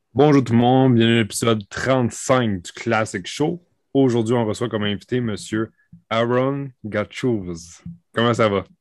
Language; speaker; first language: French; native; French